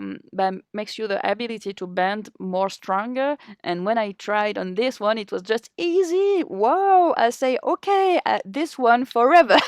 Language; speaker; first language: English; non-native, fluent; French